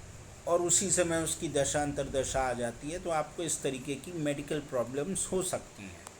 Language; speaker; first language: Hindi; native; Hindi